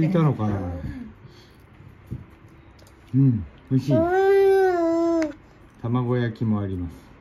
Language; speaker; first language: Japanese; native; Japanese